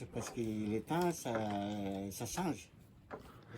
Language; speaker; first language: French; non-native, local second language; Malagasy